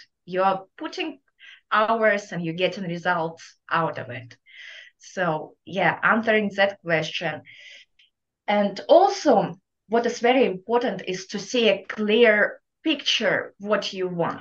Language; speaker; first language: English; non-native, fluent; Russian